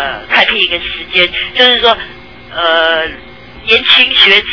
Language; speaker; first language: Chinese; native; Chinese